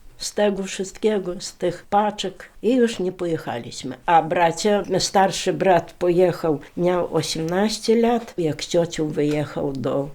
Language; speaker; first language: Polish; native; Polish